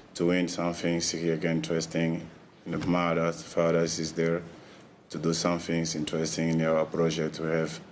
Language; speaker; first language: English; non-native, learner; Portuguese